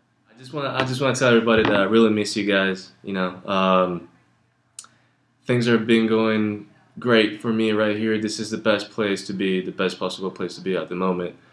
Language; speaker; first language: English; non-native, fluent; Italian